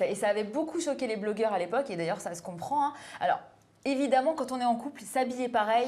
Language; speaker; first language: French; native; French